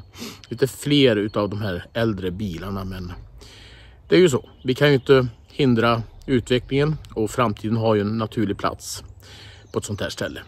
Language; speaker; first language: Swedish; native; Swedish